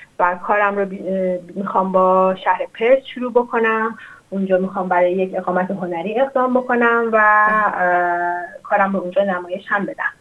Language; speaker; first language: Persian; non-native, local second language; Azerbaijani